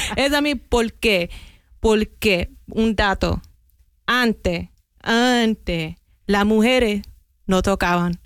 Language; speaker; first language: Spanish; non-native, fluent; English